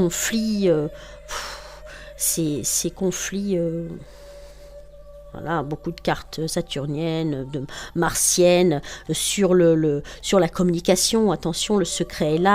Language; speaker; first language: French; native; French